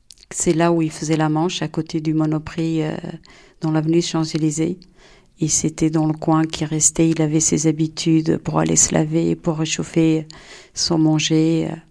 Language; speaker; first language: French; non-native, fluent; Portuguese